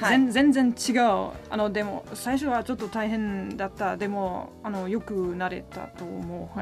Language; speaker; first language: Japanese; non-native, learner; German